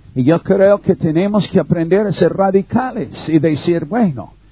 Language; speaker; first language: Spanish; non-native, fluent; English